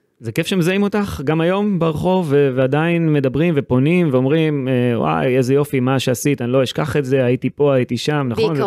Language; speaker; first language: Hebrew; native; Hebrew